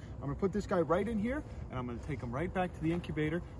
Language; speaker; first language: English; native; English